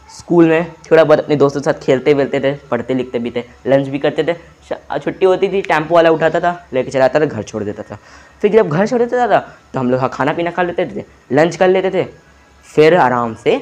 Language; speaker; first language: Hindi; native; Hindi